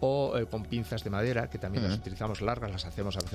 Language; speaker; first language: Spanish; native; Spanish